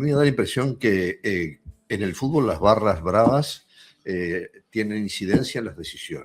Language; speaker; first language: Spanish; native; Spanish